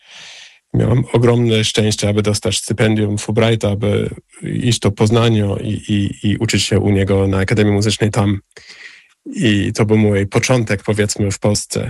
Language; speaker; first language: Polish; non-native, fluent; English